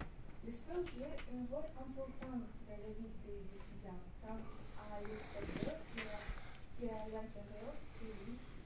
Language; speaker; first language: French; non-native, learner; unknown